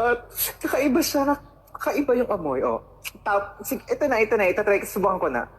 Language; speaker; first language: Filipino; native; Filipino